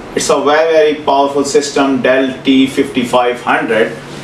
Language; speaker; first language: English; non-native, local second language; Urdu